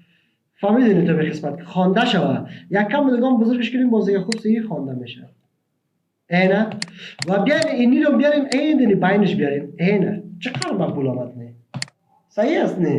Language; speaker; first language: Persian; native; Persian